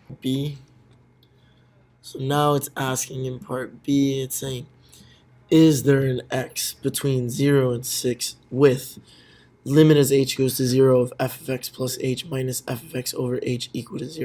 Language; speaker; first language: English; native; English